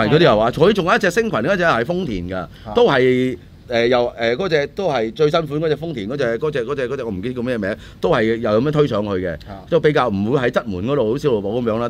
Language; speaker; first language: Cantonese; native; Cantonese